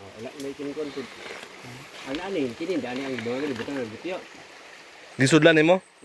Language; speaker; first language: Filipino; native; Filipino